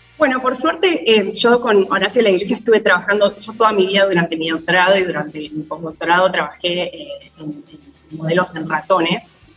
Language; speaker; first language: Spanish; native; Spanish